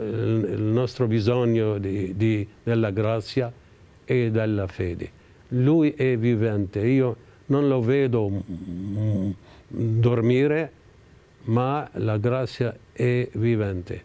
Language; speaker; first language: Italian; non-native, fluent; Arabic